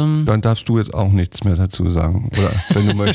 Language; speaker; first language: German; native; German